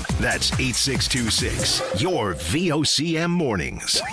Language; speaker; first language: English; native; English